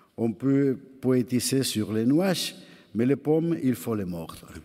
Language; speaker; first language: French; non-native, fluent; Spanish